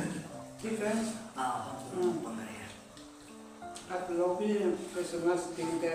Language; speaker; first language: Hindi; non-native, local second language; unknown